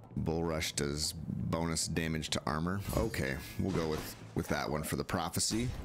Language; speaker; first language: English; native; English